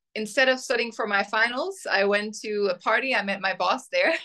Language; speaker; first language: English; non-native, fluent; German